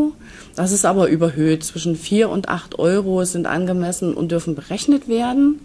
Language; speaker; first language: German; native; German